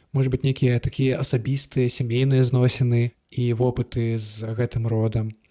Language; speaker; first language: Belarusian; native; Belarusian